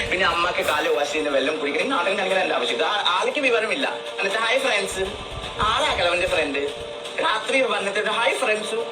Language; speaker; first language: Malayalam; non-native, fluent; Assamese